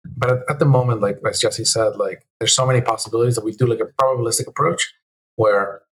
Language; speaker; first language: English; early bilingual, other home language; Spanish